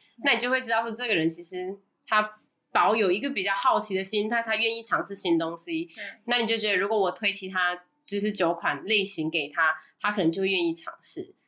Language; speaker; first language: Chinese; native; Chinese